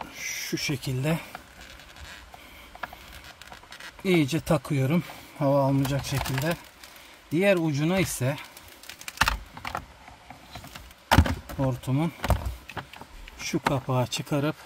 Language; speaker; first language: Turkish; native; Turkish